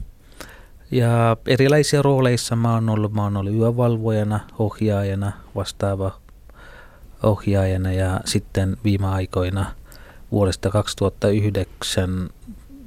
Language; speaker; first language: Finnish; non-native, fluent; Tamil